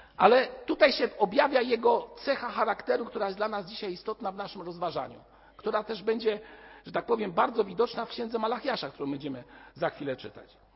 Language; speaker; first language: Polish; native; Polish